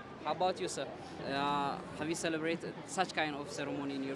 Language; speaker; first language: English; non-native, local second language; Tigrinya